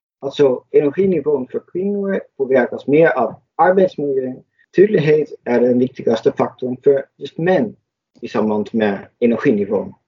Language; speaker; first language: Swedish; non-native, fluent; Dutch